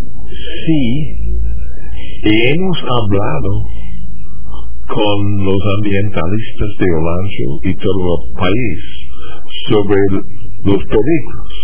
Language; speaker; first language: Spanish; non-native, fluent; English